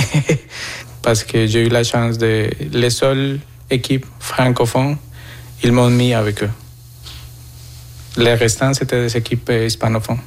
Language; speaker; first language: French; non-native, fluent; Spanish